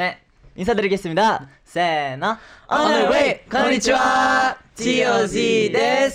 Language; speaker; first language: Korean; non-native, fluent; Japanese